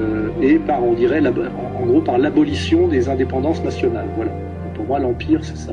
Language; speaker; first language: French; native; French